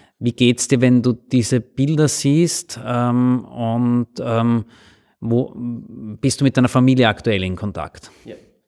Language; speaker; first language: German; native; German